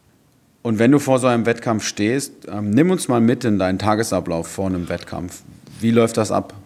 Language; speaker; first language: German; native; German